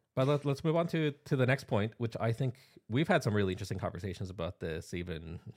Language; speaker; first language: English; native; English